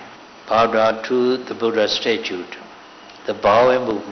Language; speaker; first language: English; non-native, fluent; Burmese